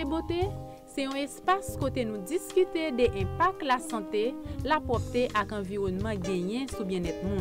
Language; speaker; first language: Haitian Creole; native; Haitian Creole